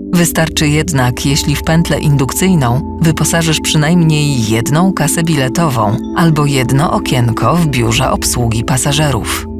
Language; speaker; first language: Polish; native; Polish